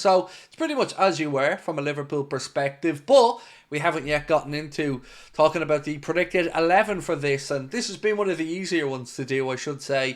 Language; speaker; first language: English; native; English